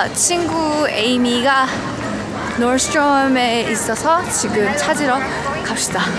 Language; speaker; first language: Korean; early bilingual, heritage; Korean